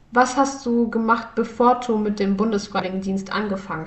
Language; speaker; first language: German; native; German